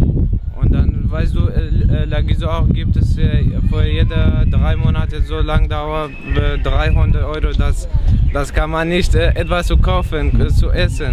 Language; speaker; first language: German; non-native, learner; Kurdish